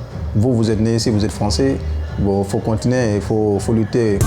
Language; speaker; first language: French; non-native, local second language; Soninke